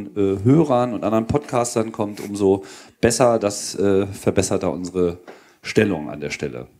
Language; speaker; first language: German; native; German